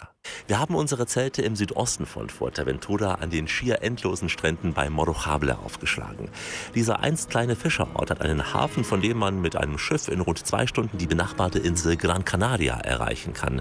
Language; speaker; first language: German; native; German